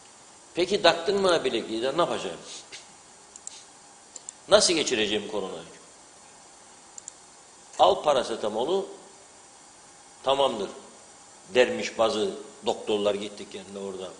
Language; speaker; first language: Turkish; native; Turkish